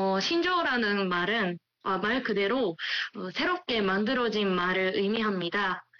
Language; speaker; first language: Korean; non-native, fluent; Japanese